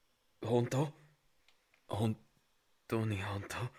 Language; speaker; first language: Japanese; non-native, learner; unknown